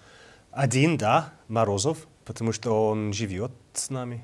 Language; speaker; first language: Russian; non-native, learner; English